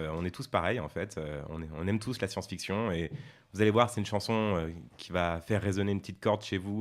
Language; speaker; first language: French; native; French